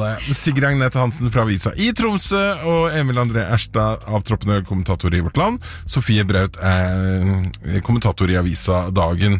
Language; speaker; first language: Norwegian; native; Norwegian